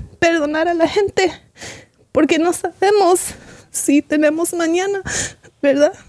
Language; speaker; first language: Spanish; early bilingual, heritage; Spanish